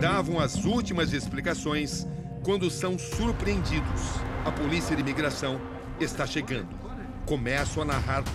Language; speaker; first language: Spanish; non-native, fluent; Portuguese